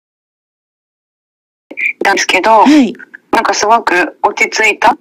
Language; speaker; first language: Japanese; native; Japanese